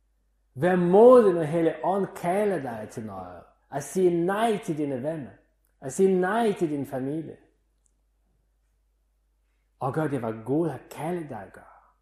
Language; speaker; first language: Danish; non-native, fluent; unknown